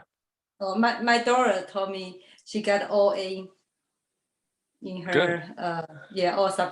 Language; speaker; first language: English; non-native, learner; Chinese